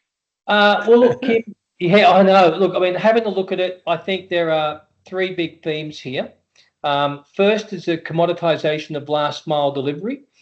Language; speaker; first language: English; native; English